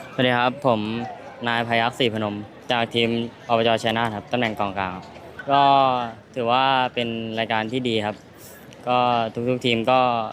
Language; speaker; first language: Thai; early bilingual, other home language; Lao